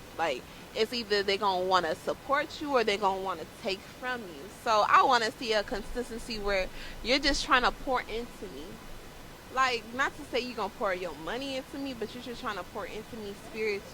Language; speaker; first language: English; native; English